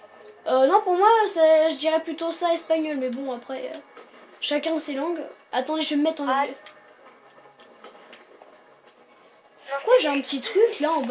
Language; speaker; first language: French; native; French